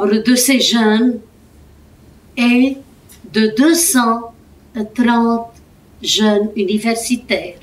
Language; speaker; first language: French; non-native, fluent; Arabic